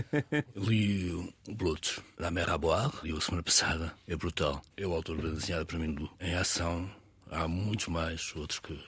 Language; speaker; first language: Portuguese; native; Portuguese